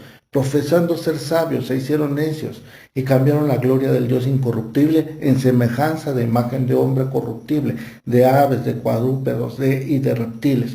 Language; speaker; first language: Spanish; native; Spanish